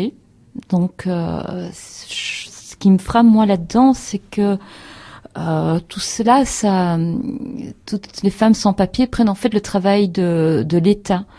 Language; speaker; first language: French; native; French